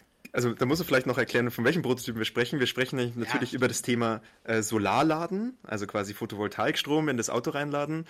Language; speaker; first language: German; native; German